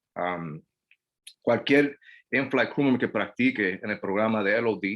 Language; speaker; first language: Spanish; non-native, fluent; English